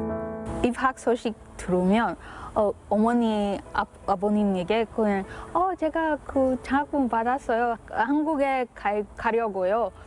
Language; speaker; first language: Korean; non-native, learner; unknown